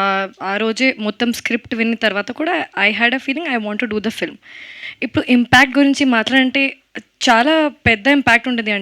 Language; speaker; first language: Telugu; non-native, fluent; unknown